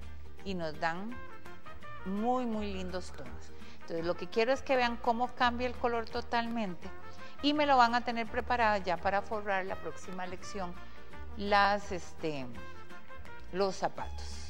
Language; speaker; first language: Spanish; native; Spanish